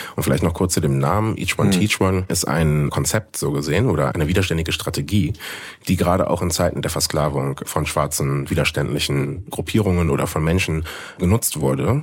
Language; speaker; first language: German; native; German